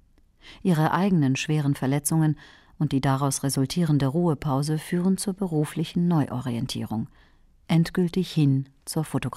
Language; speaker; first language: German; native; German